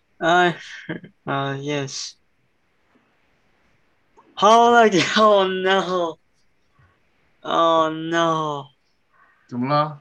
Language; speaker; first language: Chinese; early bilingual, heritage; Chinese